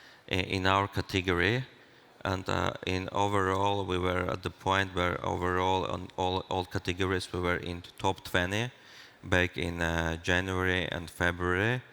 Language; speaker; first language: English; non-native, fluent; Armenian